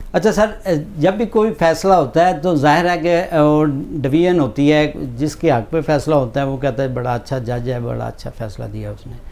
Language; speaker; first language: Urdu; non-native, local second language; Punjabi